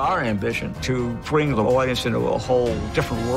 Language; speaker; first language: English; native; English